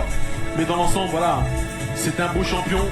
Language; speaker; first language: French; native; French